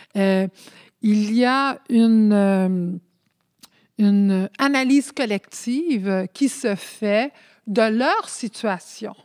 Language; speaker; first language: French; early bilingual, other home language; Spanish